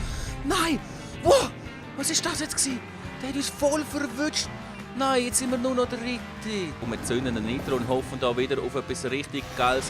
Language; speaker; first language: German; native; German